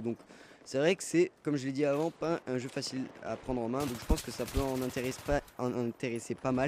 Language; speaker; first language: French; native; French